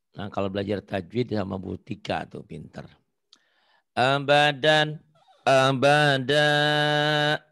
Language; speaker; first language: Indonesian; non-native, local second language; Sundanese